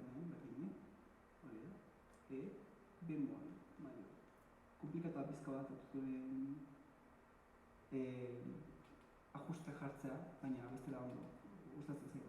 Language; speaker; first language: Basque; early bilingual, other home language; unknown